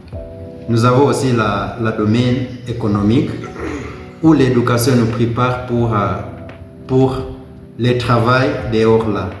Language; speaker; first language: French; non-native, learner; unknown